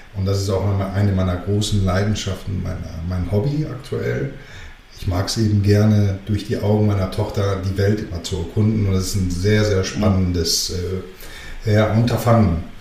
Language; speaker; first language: German; early bilingual, other home language; Greek